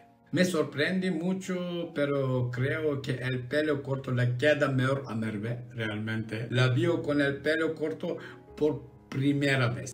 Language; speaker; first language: Spanish; non-native, learner; Turkish